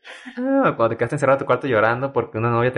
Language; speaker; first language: Spanish; native; Spanish